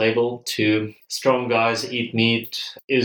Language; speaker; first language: English; non-native, fluent; Russian